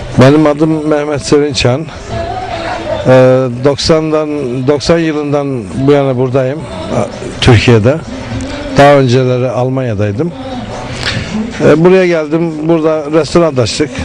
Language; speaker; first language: Turkish; early bilingual, heritage; Turkish